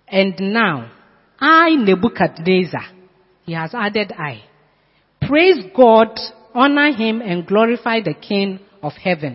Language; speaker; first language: English; non-native, local second language; Akan